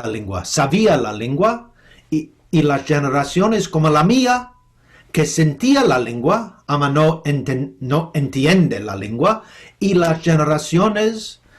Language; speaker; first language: Spanish; non-native, fluent; English